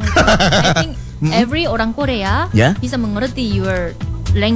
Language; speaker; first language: English; non-native, learner; Korean